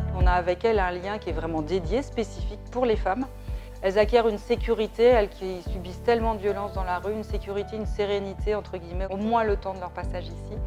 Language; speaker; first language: French; native; French